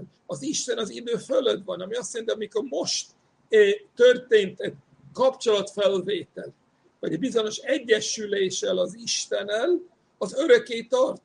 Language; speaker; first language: Hungarian; non-native, fluent; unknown